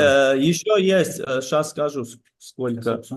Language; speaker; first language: Russian; non-native, learner; Armenian